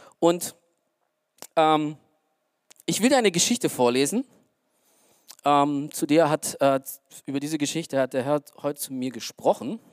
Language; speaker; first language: German; early bilingual, other home language; Romanian